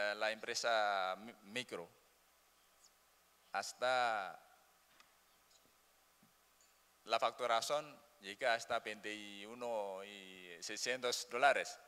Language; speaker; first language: Spanish; non-native, learner; Indonesian